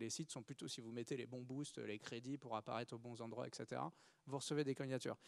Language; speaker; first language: French; native; French